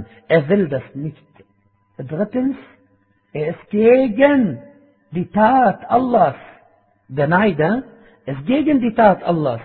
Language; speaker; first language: German; non-native, fluent; Arabic